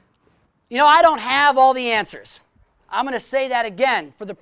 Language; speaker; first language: English; native; English